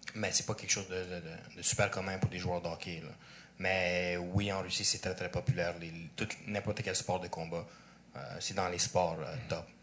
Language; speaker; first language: French; early bilingual, other home language; Russian